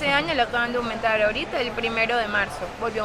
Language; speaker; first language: Spanish; native; Spanish